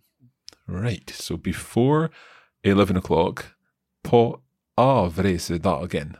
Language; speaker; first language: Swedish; non-native, learner; English